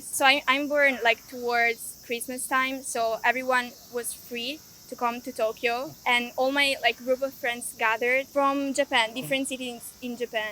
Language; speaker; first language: English; non-native, fluent; Italian